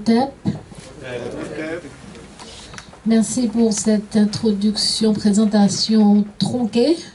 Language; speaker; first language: French; native; French